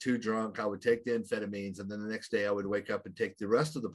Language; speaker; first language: English; native; English